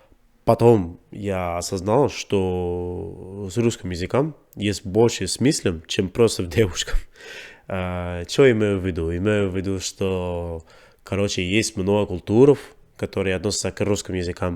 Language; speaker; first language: Russian; non-native, learner; English